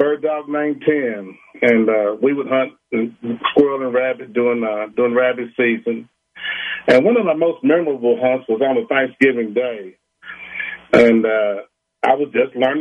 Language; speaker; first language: English; native; English